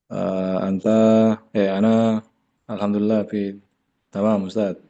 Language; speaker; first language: Arabic; non-native, learner; Indonesian